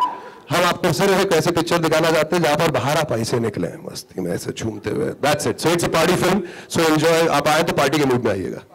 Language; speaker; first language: Hindi; native; Hindi